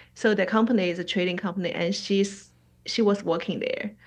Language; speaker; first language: English; non-native, fluent; Chinese